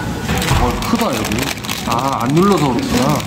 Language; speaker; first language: Korean; native; Korean